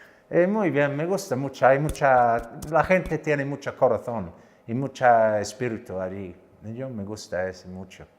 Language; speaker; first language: Spanish; non-native, learner; English